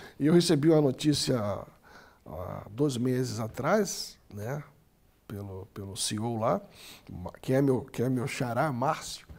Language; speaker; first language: Portuguese; native; Portuguese